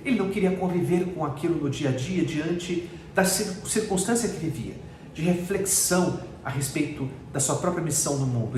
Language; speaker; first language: Portuguese; native; Portuguese